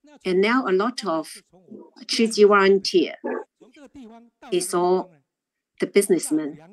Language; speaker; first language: English; non-native, learner; Chinese